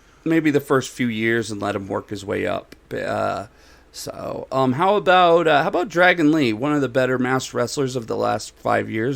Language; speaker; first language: English; native; English